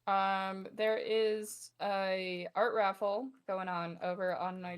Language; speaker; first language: English; native; English